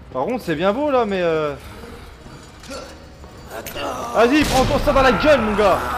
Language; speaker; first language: French; native; French